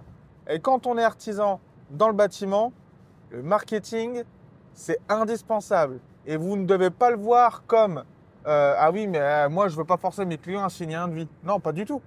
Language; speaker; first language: French; native; French